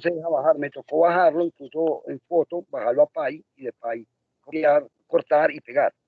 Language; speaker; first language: Spanish; native; Spanish